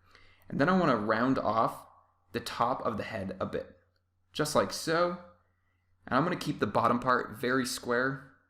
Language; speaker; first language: English; native; English